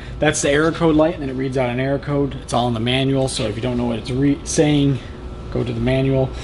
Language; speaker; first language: English; native; English